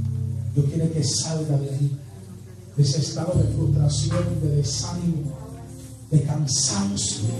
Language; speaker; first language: Spanish; native; Spanish